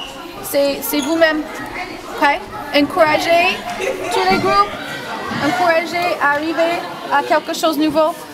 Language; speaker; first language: French; non-native, fluent; English